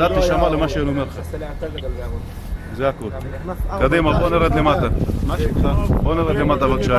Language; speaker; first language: Hebrew; native; Hebrew